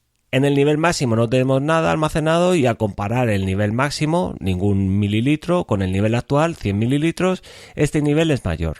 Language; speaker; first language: Spanish; native; Spanish